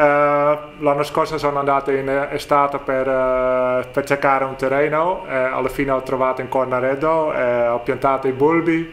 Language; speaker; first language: Italian; non-native, learner; Dutch